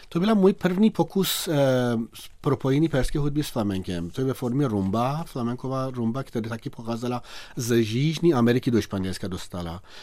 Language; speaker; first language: Czech; non-native, fluent; Persian